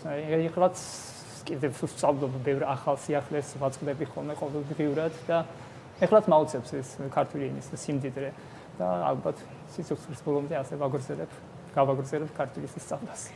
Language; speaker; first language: Georgian; non-native, fluent; Japanese